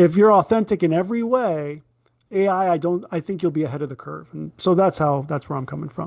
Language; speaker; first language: English; native; English